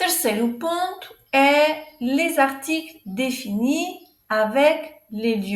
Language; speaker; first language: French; non-native, fluent; Portuguese